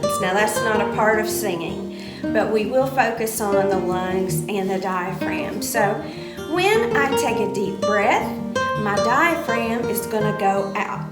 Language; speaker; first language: English; native; English